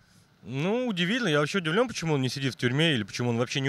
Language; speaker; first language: Russian; native; Russian